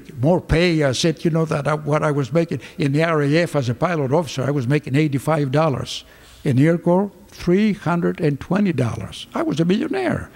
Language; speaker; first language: English; non-native, fluent; Greek